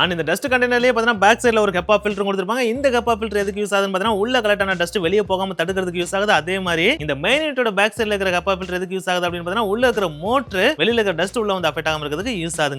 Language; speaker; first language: Tamil; native; Tamil